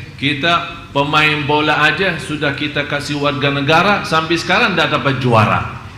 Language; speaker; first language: Indonesian; non-native, fluent; Arabic